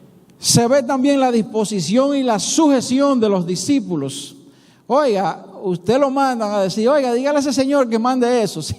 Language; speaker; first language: Spanish; native; Spanish